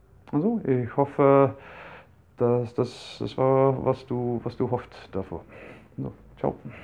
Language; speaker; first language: German; non-native, fluent; English